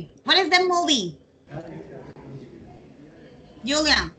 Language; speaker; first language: English; non-native, learner; Spanish